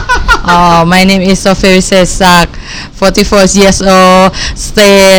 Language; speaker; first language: English; non-native, learner; Thai